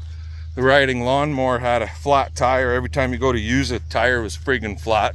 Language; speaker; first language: English; native; English